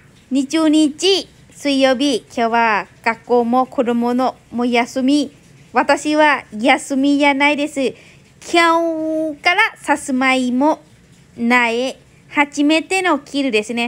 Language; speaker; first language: Japanese; non-native, learner; Thai